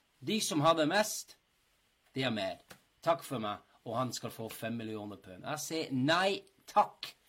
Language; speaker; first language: Norwegian; non-native, fluent; English